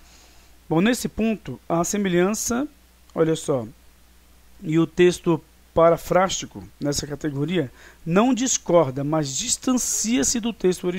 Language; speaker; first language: Portuguese; native; Portuguese